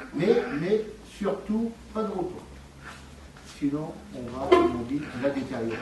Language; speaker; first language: French; native; French